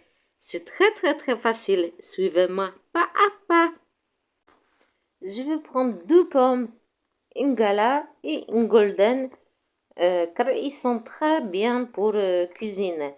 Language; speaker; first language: French; non-native, fluent; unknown